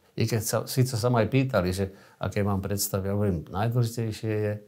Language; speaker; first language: Slovak; native; Slovak